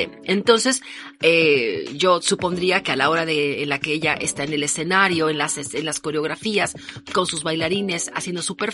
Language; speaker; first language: Spanish; native; Spanish